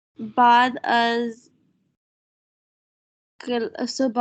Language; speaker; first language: Persian; non-native, learner; Urdu